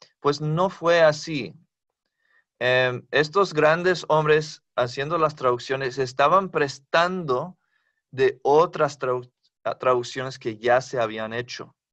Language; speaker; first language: Spanish; non-native, fluent; English